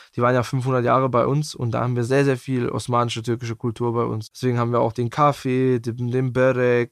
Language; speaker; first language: German; native; German